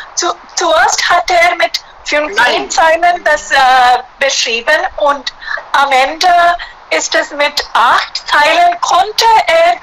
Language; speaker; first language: German; non-native, learner; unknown